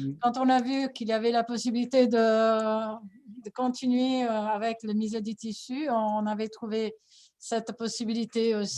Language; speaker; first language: French; non-native, fluent; Italian